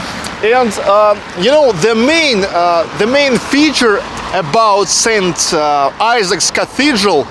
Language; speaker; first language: English; non-native, fluent; Russian